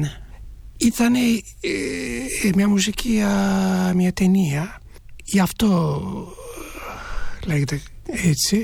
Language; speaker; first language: Greek; non-native, fluent; Turkish